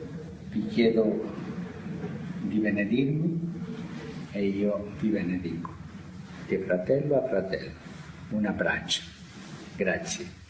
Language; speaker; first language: Italian; non-native, fluent; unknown